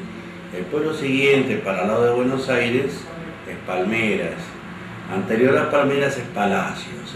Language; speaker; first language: Spanish; native; Spanish